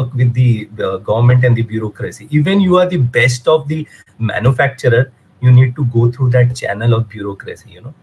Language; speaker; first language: English; non-native, local second language; Hindi